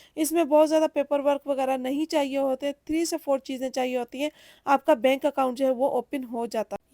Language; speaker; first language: Urdu; native; Urdu